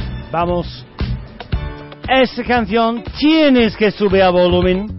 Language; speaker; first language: Spanish; non-native, fluent; English